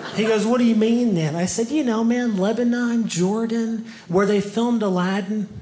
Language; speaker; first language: English; native; English